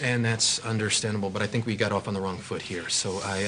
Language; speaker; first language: English; native; English